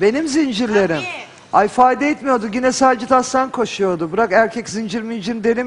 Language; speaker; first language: Turkish; native; Turkish